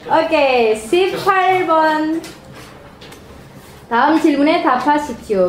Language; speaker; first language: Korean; non-native, fluent; Indonesian